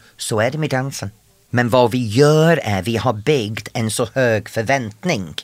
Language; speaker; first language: Swedish; non-native, fluent; English